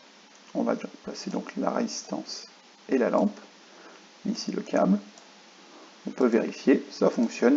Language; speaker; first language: French; native; French